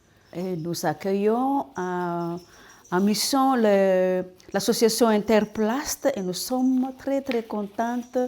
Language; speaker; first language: French; non-native, local second language; Malagasy